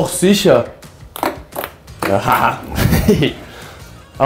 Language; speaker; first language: German; non-native, learner; Swedish